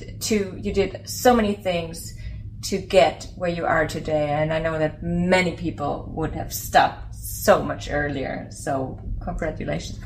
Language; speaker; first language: English; non-native, fluent; German